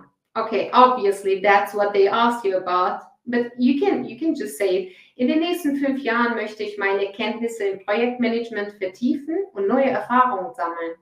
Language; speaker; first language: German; non-native, fluent; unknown